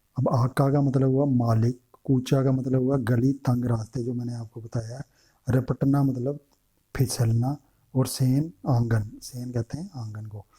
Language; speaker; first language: Urdu; non-native, local second language; Punjabi